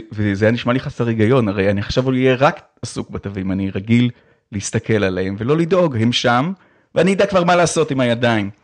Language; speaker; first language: Hebrew; native; Hebrew